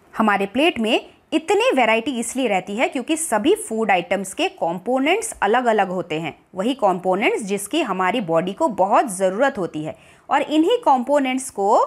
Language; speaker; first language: Hindi; non-native, local second language; Bangla